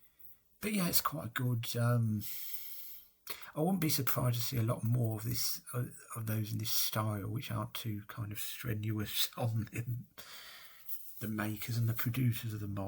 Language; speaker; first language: English; native; English